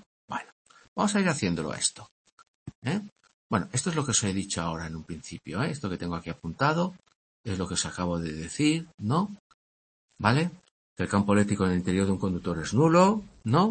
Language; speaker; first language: Spanish; native; Spanish